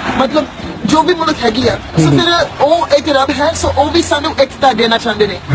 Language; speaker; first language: Punjabi; non-native, learner; English